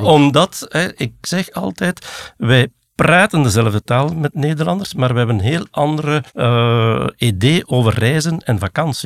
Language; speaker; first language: Dutch; native; Dutch